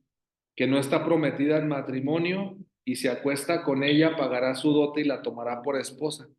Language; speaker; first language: Spanish; native; Spanish